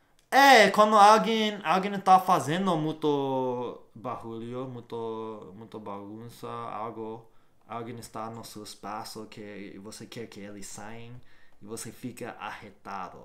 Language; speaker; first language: Portuguese; non-native, fluent; English